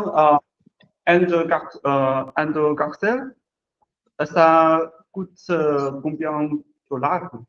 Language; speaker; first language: French; non-native, learner; Chinese